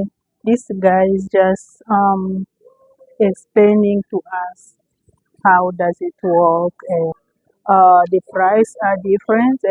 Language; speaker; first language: English; non-native, fluent; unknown